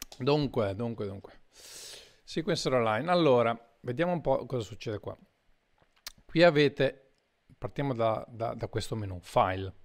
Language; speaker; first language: Italian; native; Italian